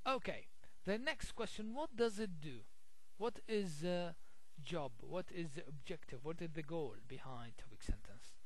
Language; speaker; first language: English; non-native, fluent; Arabic